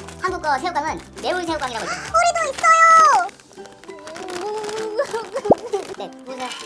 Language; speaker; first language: Korean; non-native, learner; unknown